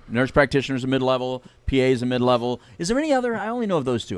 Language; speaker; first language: English; native; English